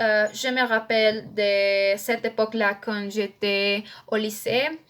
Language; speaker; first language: French; non-native, learner; Spanish